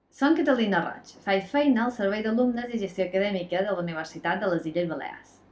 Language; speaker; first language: Catalan; native; Catalan